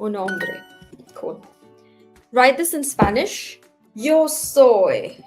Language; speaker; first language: Spanish; non-native, learner; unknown